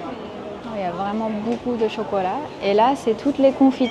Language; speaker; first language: French; non-native, fluent; English